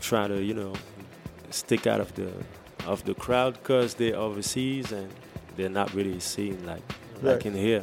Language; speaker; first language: English; non-native, fluent; French